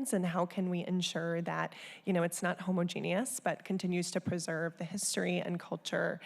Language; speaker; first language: English; native; English